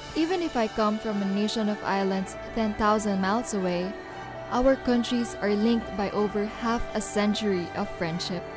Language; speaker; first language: English; non-native, local second language; Pampanga